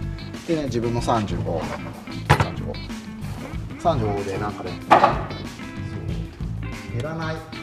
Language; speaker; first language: Japanese; native; Japanese